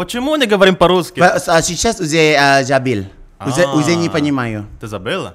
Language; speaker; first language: Russian; non-native, learner; Indonesian